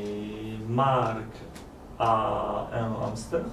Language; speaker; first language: French; non-native, learner; Polish